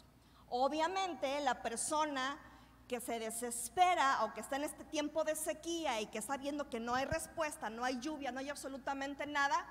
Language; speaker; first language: Spanish; native; Spanish